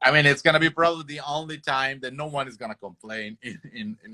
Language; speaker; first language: English; non-native, fluent; Italian